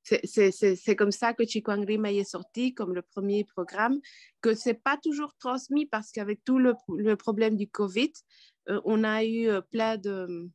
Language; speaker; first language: French; non-native, fluent; Quechua